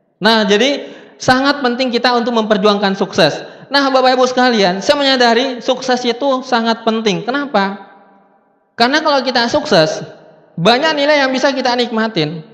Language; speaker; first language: Indonesian; non-native, local second language; Buginese